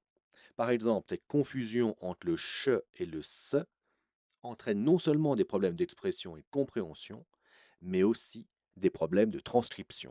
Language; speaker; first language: French; native; French